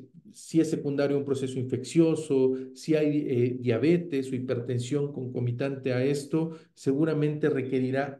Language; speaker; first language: Spanish; native; Spanish